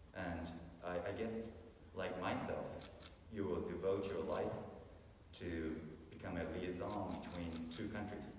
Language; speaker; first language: English; early bilingual, other home language; Japanese